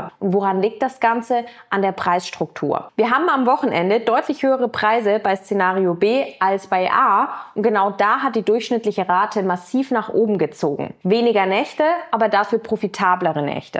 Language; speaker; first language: German; native; German